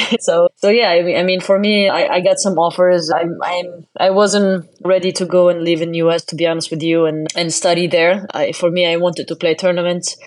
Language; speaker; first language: English; non-native, fluent; Arabic